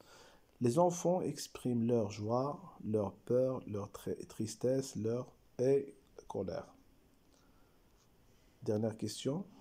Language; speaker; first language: French; non-native, local second language; Arabic